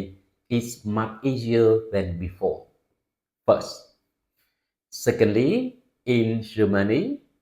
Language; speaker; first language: English; non-native, fluent; Vietnamese